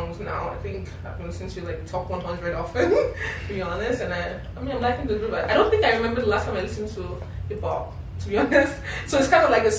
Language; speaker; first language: English; non-native, local second language; Igbo